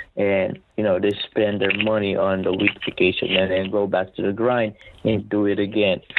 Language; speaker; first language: English; non-native, local second language; Filipino